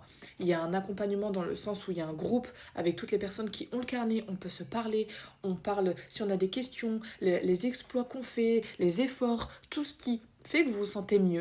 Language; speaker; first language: French; native; French